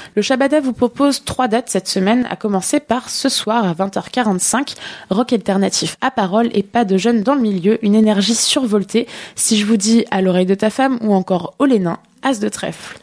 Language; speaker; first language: French; native; French